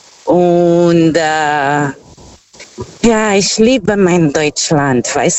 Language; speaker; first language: German; non-native, fluent; Portuguese